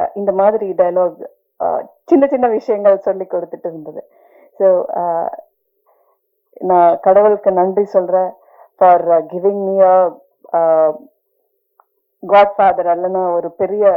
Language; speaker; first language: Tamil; non-native, learner; Malayalam